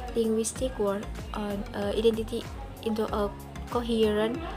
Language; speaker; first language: English; non-native, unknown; Indonesian